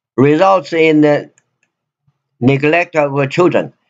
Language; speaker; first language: English; non-native, fluent; Chinese